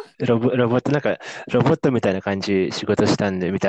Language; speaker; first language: Japanese; non-native, fluent; Indonesian